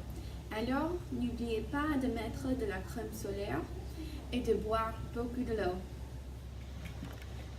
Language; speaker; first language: French; non-native, learner; English